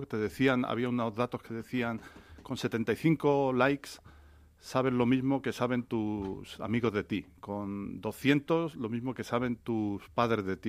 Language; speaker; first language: Spanish; native; Spanish